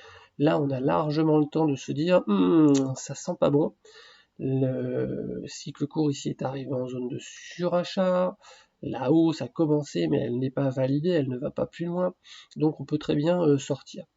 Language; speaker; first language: French; native; French